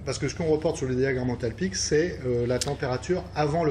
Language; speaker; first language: French; native; French